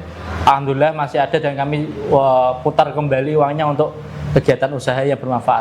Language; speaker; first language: Indonesian; native; Indonesian